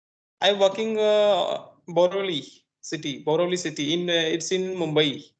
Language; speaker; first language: English; non-native, learner; Marathi